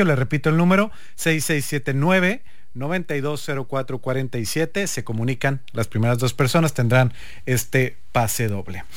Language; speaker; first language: Spanish; native; Spanish